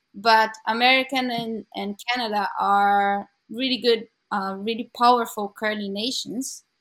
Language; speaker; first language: English; non-native, learner; Portuguese